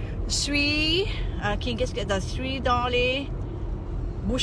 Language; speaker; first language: French; non-native, fluent; Thai